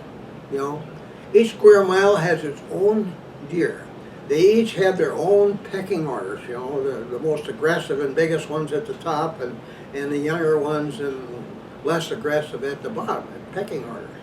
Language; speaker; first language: English; native; English